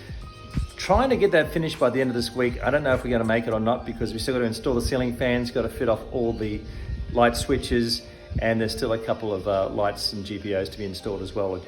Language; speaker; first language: English; native; English